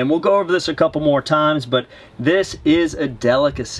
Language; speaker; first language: English; native; English